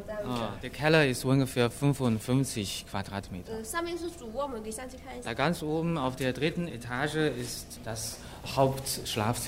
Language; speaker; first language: German; non-native, fluent; Chinese